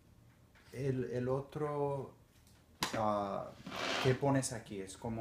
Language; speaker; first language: Spanish; early bilingual, heritage; Spanish